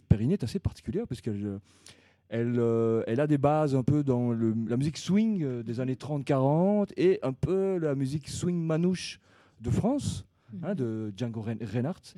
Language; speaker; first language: French; native; French